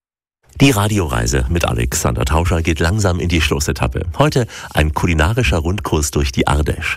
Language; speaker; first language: German; native; German